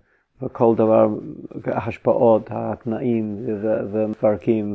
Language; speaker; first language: Hebrew; non-native, fluent; English